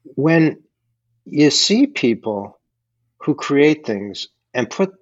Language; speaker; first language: English; native; English